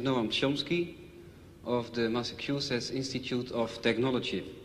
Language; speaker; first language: English; non-native, fluent; Dutch